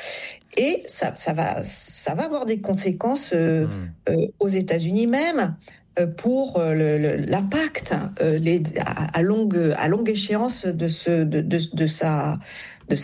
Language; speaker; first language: French; native; French